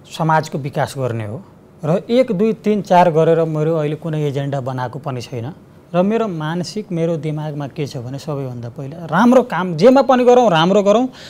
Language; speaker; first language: Nepali; native; Nepali